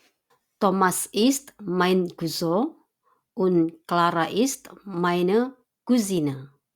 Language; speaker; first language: German; non-native, fluent; Indonesian